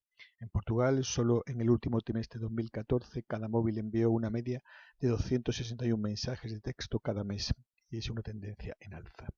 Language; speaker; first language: Spanish; native; Spanish